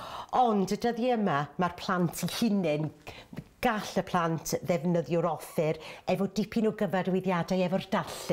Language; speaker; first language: Welsh; native; Welsh